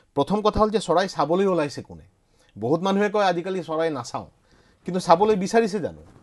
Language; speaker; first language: Assamese; non-native, local second language; Bangla